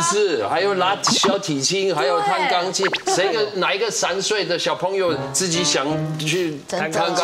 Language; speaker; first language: Chinese; non-native, fluent; German